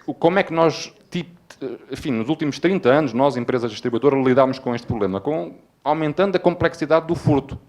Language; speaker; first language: Portuguese; native; Portuguese